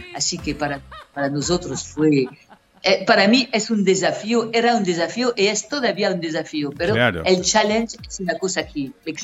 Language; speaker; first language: Spanish; non-native, learner; French